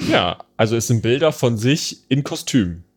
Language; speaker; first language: German; native; German